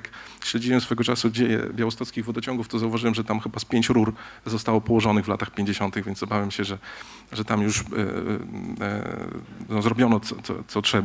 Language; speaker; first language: Polish; native; Polish